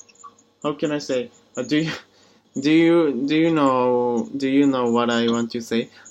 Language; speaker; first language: English; non-native, learner; Japanese